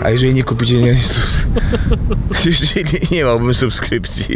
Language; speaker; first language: Polish; native; Polish